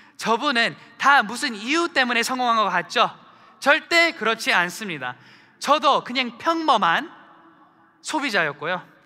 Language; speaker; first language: Korean; early bilingual, heritage; Korean